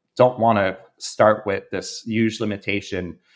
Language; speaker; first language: English; native; English